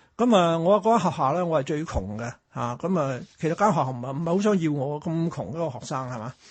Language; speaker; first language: Cantonese; early bilingual, other home language; Chinese